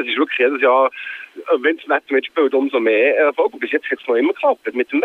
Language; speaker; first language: German; native; German